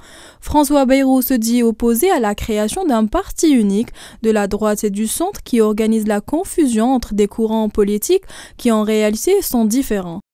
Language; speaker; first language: French; non-native, local second language; Arabic